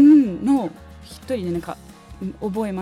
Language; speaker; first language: Japanese; non-native, learner; Portuguese